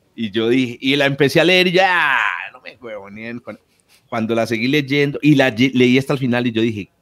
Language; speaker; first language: Spanish; native; Spanish